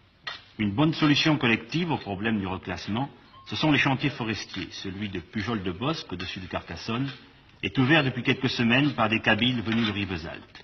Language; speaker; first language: French; native; French